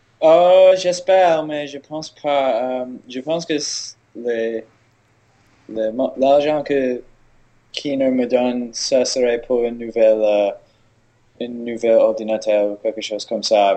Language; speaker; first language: French; non-native, learner; English